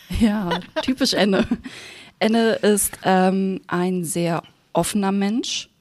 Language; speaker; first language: German; native; German